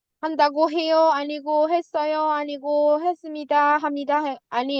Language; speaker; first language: Korean; non-native, fluent; Indonesian